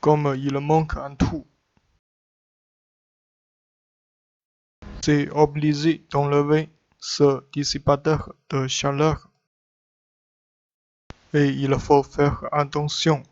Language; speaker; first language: French; non-native, learner; Chinese